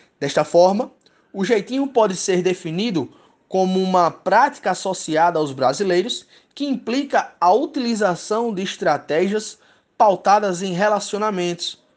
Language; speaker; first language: Portuguese; native; Portuguese